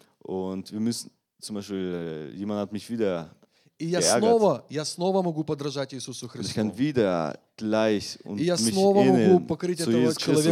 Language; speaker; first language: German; non-native, learner; Russian